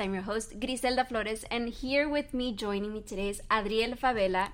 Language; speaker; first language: English; early bilingual, other home language; Spanish